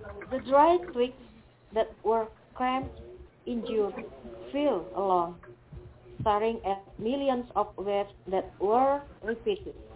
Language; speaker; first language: English; non-native, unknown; Indonesian